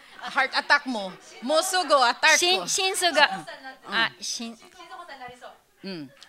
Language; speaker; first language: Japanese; non-native, fluent; Filipino